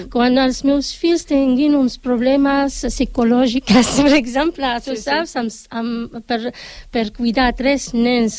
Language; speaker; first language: Catalan; non-native, fluent; Arabic